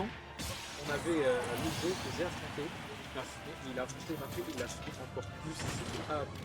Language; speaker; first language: French; native; French